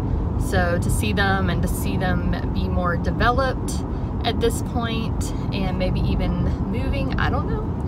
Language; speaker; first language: English; native; English